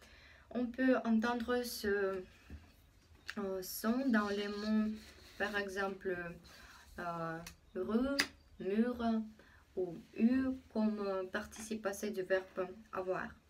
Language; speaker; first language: French; non-native, fluent; Russian